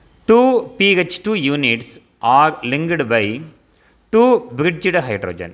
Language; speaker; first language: English; non-native, local second language; Tamil